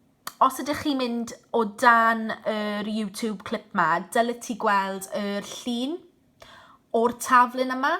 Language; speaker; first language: Welsh; non-native, local second language; English